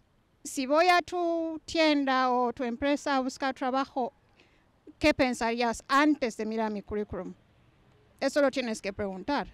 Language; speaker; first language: Spanish; non-native, fluent; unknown